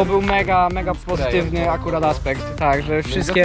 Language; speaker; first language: Polish; native; Polish